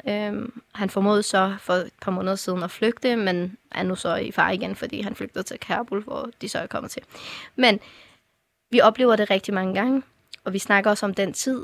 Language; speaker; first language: Danish; early bilingual, other home language; Persian